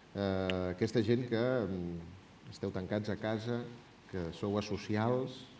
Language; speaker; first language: Catalan; native; Catalan